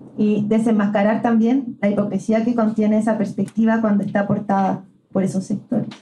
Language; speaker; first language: Spanish; native; Spanish